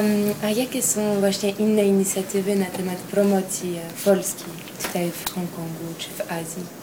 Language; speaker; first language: Polish; early bilingual, heritage; Polish